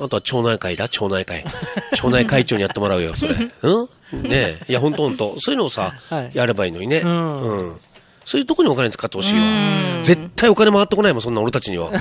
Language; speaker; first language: Japanese; native; Japanese